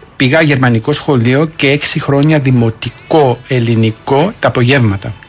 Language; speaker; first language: Greek; early bilingual, heritage; Greek